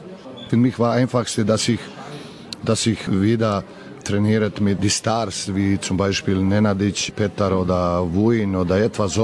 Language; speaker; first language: German; non-native, learner; Serbian